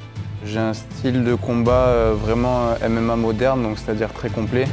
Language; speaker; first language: French; native; French